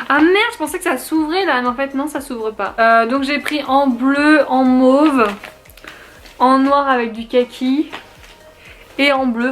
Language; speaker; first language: French; native; French